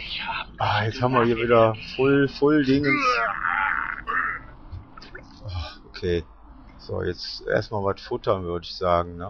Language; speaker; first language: German; native; German